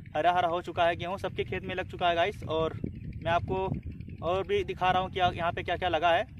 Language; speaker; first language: Hindi; native; Hindi